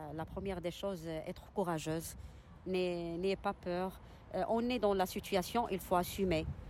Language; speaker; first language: French; non-native, local second language; Arabic